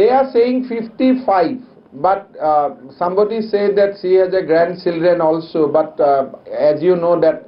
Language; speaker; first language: English; non-native, local second language; Assamese